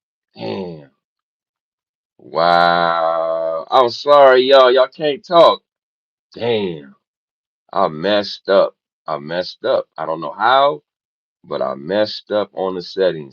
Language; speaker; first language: English; native; English